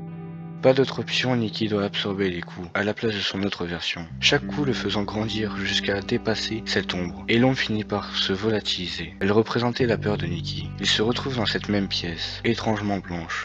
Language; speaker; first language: French; native; French